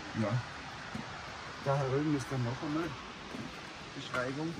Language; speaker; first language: German; native; German